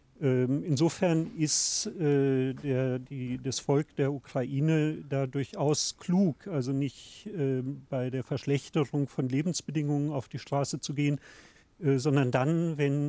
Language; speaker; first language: German; native; German